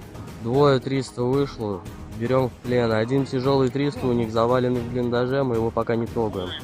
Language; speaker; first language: Russian; native; Russian